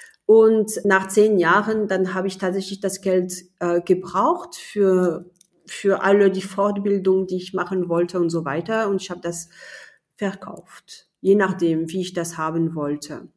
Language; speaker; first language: German; non-native, fluent; French